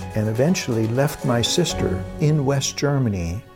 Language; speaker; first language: English; early bilingual, other home language; German